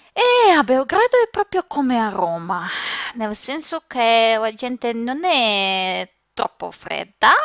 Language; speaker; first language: Italian; non-native, fluent; Serbian